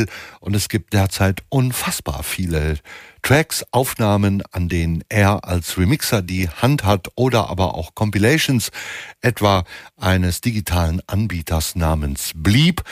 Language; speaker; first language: German; native; German